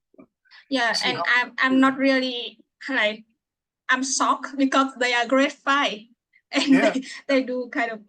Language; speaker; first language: English; non-native, fluent; Vietnamese